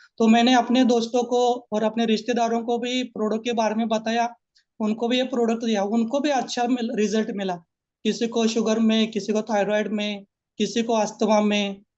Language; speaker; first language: Hindi; non-native, local second language; Marathi